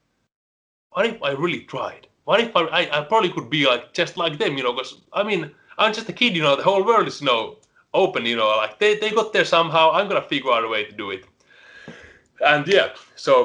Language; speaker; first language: English; non-native, fluent; Finnish